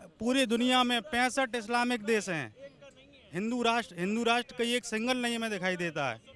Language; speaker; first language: Hindi; native; Hindi